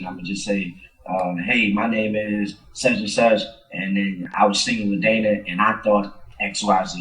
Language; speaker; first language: English; native; English